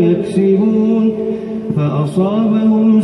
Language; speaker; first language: Arabic; native; Arabic